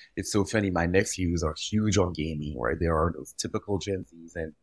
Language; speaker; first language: English; early bilingual, other home language; French